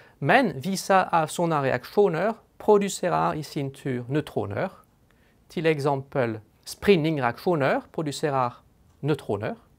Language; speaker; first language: Swedish; non-native, fluent; French